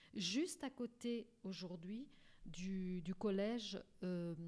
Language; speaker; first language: French; early bilingual, other home language; Portuguese